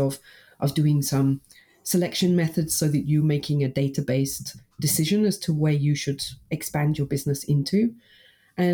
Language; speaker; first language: English; native; English